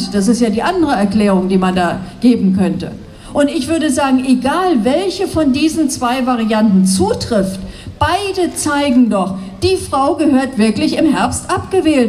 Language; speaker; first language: German; native; German